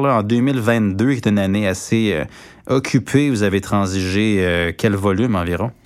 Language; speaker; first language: French; native; French